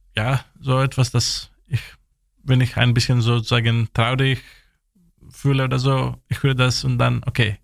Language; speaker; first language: German; non-native, learner; Greek